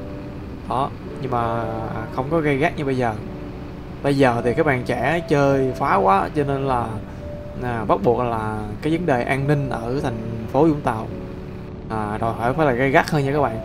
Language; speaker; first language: Vietnamese; native; Vietnamese